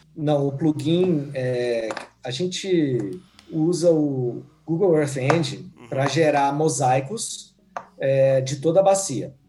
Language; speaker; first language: Portuguese; early bilingual, heritage; Portuguese